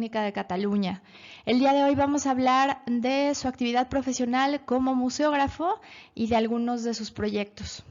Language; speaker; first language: Spanish; native; Spanish